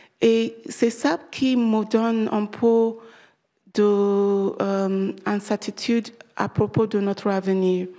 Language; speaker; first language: French; non-native, learner; English